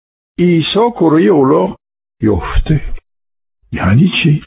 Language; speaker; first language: Persian; non-native, fluent; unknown